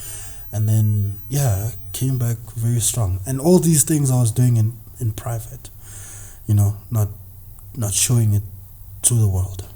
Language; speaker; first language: English; non-native, local second language; Zulu